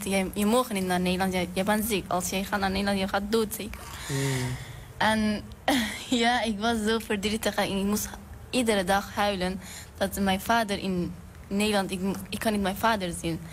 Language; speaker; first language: Dutch; non-native, fluent; Persian